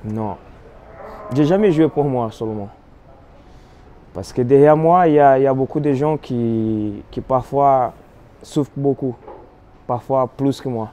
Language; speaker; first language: French; non-native, fluent; Portuguese